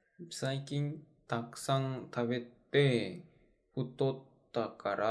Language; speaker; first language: Japanese; non-native, learner; Korean